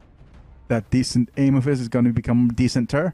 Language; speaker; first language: English; native; English